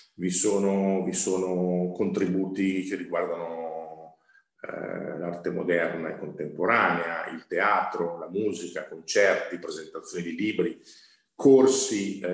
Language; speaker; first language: Italian; native; Italian